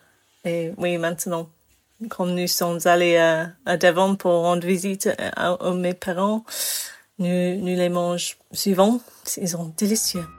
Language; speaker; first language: French; non-native, fluent; English